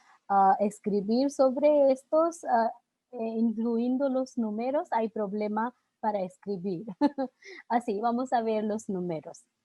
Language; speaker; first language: Spanish; non-native, learner; Hindi